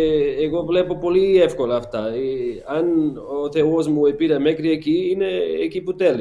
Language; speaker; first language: Greek; non-native, learner; Portuguese